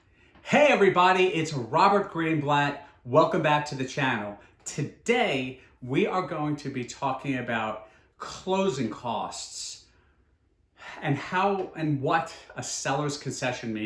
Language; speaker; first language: English; native; English